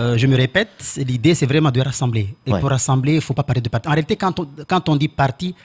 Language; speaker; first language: French; non-native, local second language; Comorian